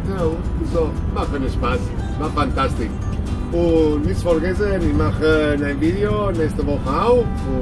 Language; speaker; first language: German; non-native, learner; Spanish